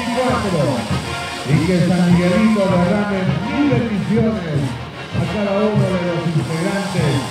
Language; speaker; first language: Spanish; native; Spanish